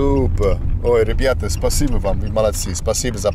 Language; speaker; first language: Russian; non-native, learner; English